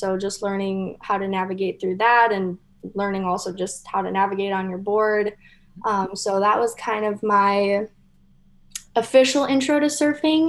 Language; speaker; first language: English; native; English